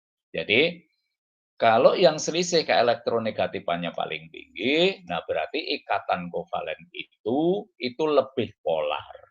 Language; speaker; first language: Indonesian; native; Indonesian